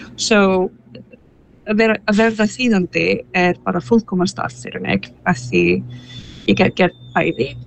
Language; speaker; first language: Icelandic; non-native, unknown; English